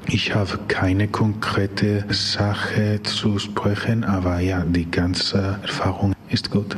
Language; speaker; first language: German; non-native, learner; Spanish